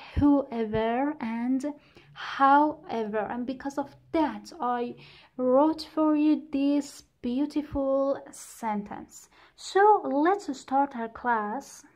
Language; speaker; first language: English; non-native, fluent; Persian